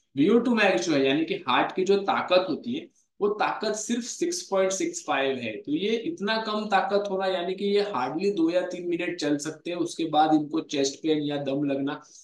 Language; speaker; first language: Hindi; non-native, local second language; Marathi